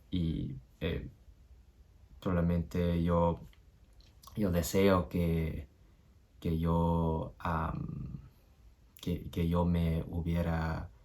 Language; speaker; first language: Spanish; non-native, learner; English